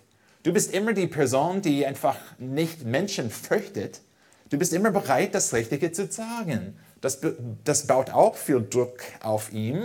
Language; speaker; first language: German; non-native, fluent; English